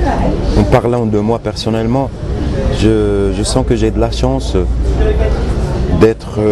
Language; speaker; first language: French; non-native, local second language; Arabic